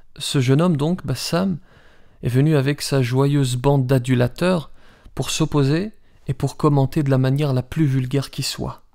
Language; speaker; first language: French; early bilingual, other home language; Riffian